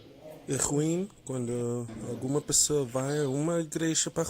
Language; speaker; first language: Portuguese; non-native, learner; English